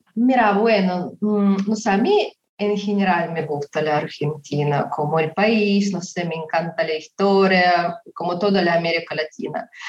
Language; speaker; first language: Spanish; non-native, fluent; Russian